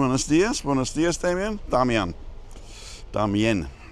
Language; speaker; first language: Spanish; non-native, learner; English